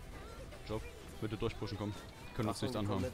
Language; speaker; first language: German; native; German